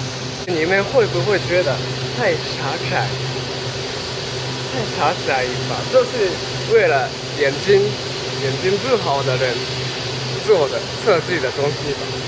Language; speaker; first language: Chinese; non-native, fluent; Japanese